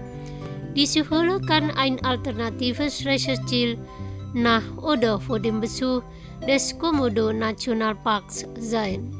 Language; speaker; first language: German; non-native, fluent; Indonesian